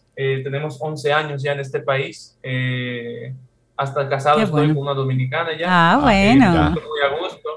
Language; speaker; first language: Spanish; non-native, fluent; Russian